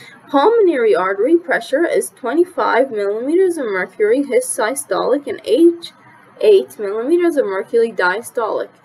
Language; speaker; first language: English; non-native, fluent; Arabic